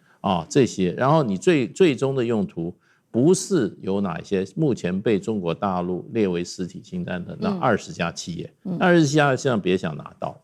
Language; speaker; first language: Chinese; native; Chinese